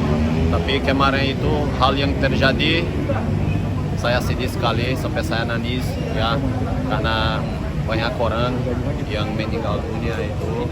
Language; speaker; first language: Indonesian; non-native, fluent; Portuguese